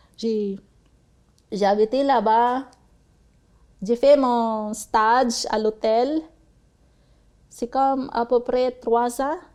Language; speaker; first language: French; non-native, learner; Cebuano